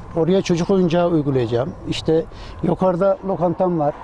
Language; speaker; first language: Turkish; native; Turkish